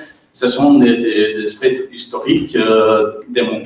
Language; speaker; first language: French; non-native, learner; Catalan